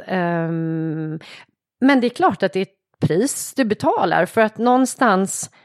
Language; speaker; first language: Swedish; native; Swedish